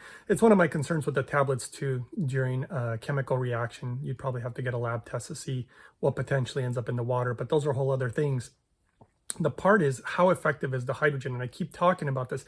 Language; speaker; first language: English; native; English